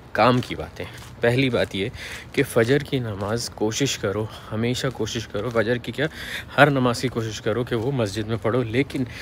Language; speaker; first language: Hindi; native; Hindi